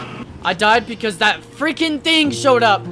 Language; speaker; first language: English; native; English